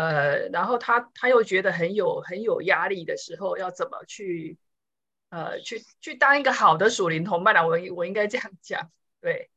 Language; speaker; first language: Chinese; native; Chinese